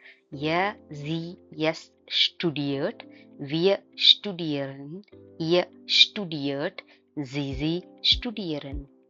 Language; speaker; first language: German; non-native, fluent; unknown